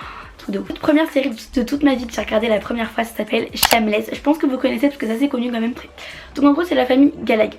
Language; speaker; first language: French; native; French